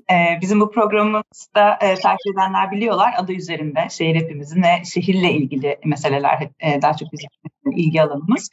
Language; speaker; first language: Turkish; native; Turkish